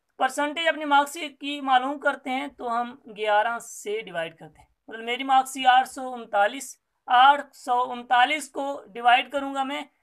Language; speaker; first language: Urdu; non-native, local second language; Sindhi